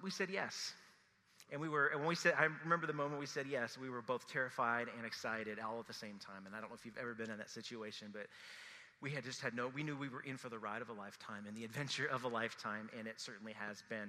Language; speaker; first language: English; native; English